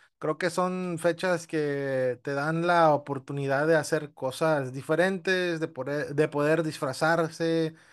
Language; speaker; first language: Spanish; early bilingual, heritage; Spanish